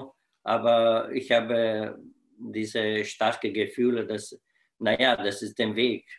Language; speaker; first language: German; non-native, fluent; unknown